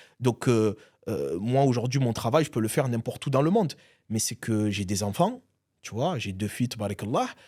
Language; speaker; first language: French; early bilingual, other home language; Arabic